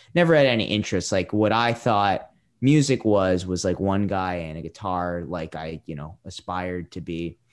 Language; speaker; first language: English; native; English